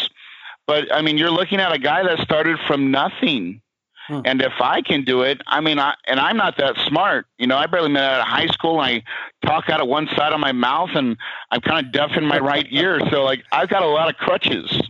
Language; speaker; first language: English; native; English